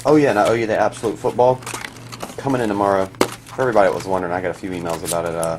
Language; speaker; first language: English; native; English